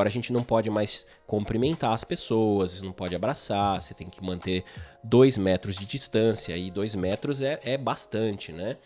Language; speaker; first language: Portuguese; native; Portuguese